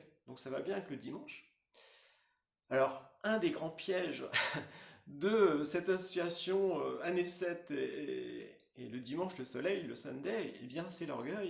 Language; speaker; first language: French; native; French